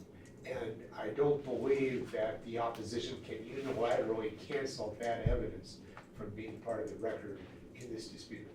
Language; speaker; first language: English; native; English